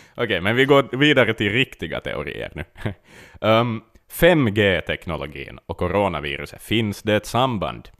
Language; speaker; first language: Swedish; native; Swedish